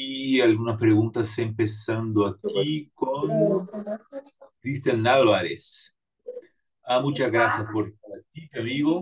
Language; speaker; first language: Spanish; non-native, fluent; Portuguese